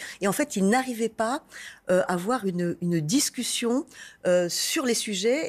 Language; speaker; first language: French; native; French